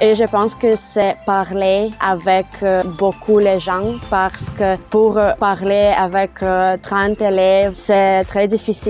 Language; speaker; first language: French; non-native, learner; Russian